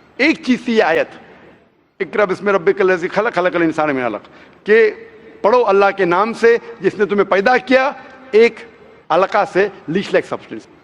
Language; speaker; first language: Hindi; non-native, local second language; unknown